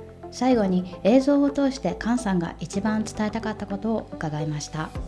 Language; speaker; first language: Japanese; native; Japanese